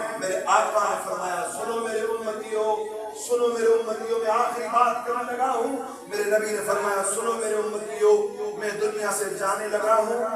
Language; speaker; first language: Urdu; non-native, local second language; Sindhi